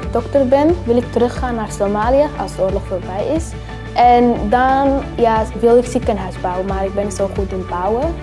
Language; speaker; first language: Dutch; early bilingual, other home language; Somali